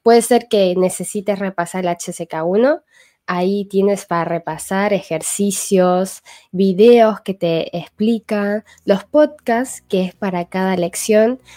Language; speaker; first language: Spanish; non-native, fluent; Chinese